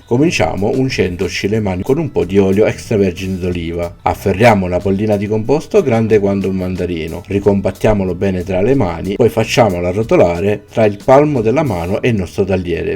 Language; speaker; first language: Italian; native; Italian